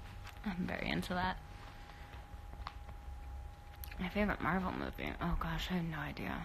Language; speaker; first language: English; native; English